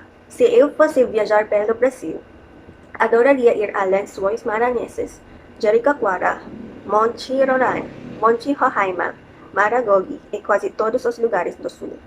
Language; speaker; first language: Portuguese; non-native, learner; Filipino